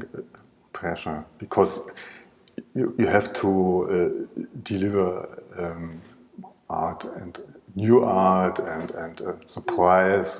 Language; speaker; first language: English; non-native, learner; German